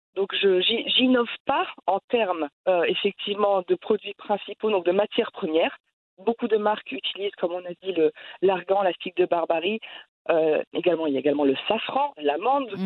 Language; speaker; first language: French; native; French